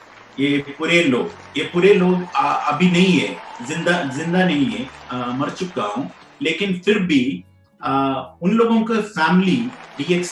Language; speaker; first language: Hindi; non-native, local second language; Malayalam